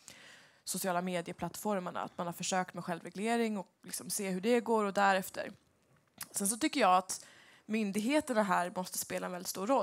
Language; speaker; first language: Swedish; native; Swedish